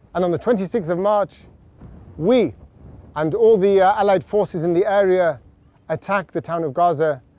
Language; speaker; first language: English; native; English